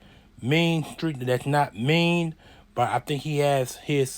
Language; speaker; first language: English; native; English